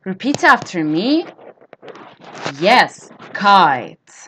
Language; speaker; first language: English; non-native, fluent; Turkish